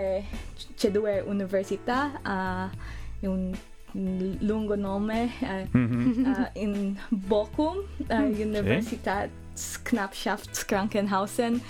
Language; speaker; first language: Italian; non-native, learner; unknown